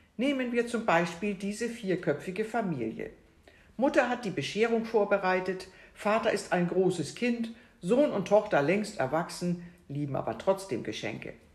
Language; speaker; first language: German; native; German